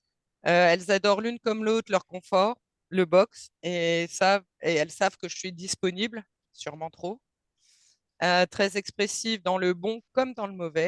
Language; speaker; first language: French; native; French